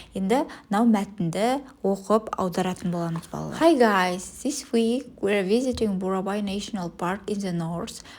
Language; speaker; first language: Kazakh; native; Kazakh